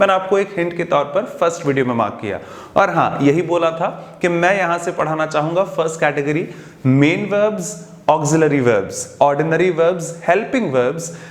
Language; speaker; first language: Hindi; native; Hindi